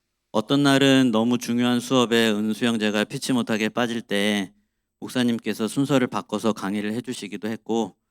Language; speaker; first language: Korean; native; Korean